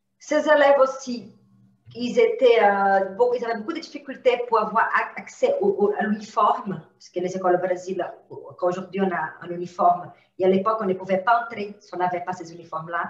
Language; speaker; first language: French; non-native, fluent; Portuguese